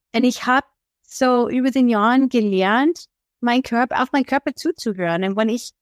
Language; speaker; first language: German; non-native, fluent; English